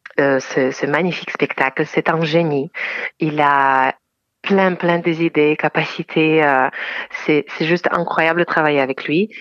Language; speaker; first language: French; non-native, fluent; Ukrainian